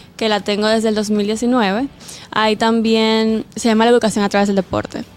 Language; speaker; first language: Spanish; native; Spanish